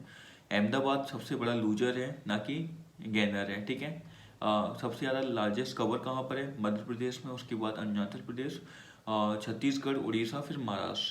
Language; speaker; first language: Hindi; native; Hindi